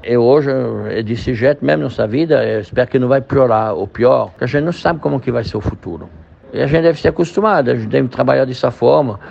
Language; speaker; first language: Portuguese; non-native, fluent; French